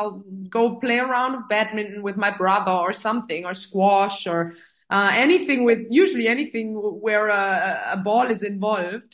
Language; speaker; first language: English; non-native, fluent; German